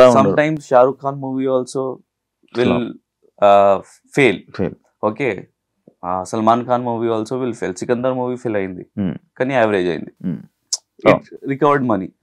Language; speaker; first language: Telugu; non-native, local second language; Hindi